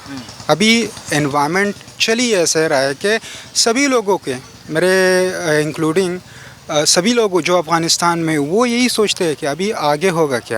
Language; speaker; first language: Hindi; non-native, fluent; Pashto